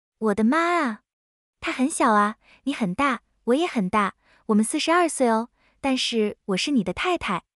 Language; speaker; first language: Chinese; non-native, learner; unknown